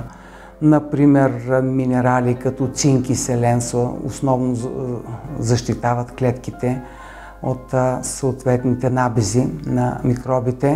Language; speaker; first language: Bulgarian; native; Bulgarian